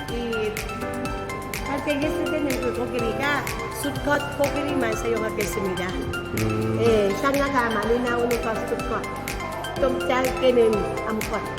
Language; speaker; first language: Korean; non-native, learner; Thai